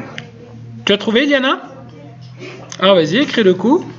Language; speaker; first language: French; native; French